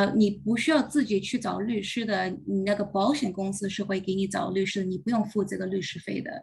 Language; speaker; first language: Chinese; early bilingual, heritage; Chinese